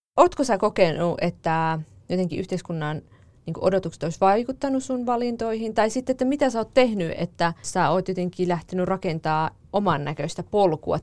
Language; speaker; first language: Finnish; early bilingual, other home language; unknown